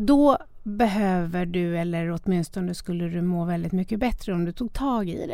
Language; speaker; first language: Swedish; native; Swedish